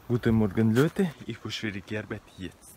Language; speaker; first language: German; non-native, learner; Russian